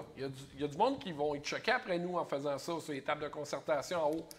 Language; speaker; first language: French; native; French